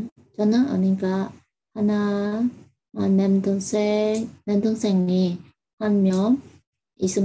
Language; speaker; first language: Korean; non-native, learner; Burmese